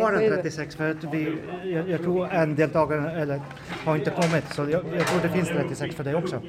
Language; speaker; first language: Swedish; non-native, fluent; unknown